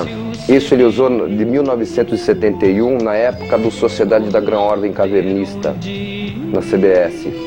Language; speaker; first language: Portuguese; native; Portuguese